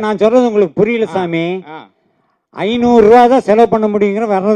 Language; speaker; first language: Tamil; native; Tamil